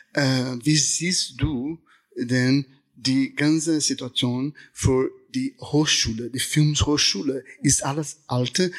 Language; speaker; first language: German; non-native, learner; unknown